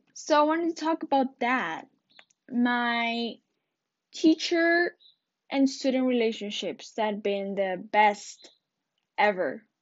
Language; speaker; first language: English; early bilingual, other home language; Spanish